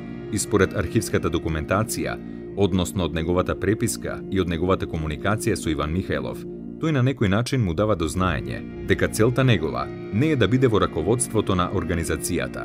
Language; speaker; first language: Macedonian; native; Macedonian